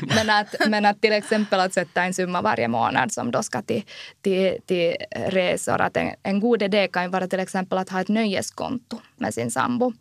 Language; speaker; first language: Swedish; native; Swedish